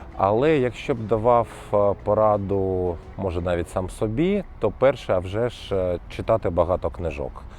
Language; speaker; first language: Ukrainian; non-native, local second language; Russian